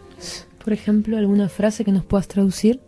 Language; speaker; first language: Spanish; native; Spanish